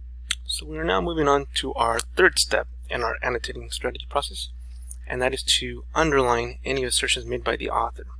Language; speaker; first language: English; native; English